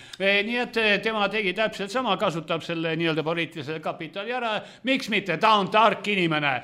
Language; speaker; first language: Estonian; non-native, local second language; Russian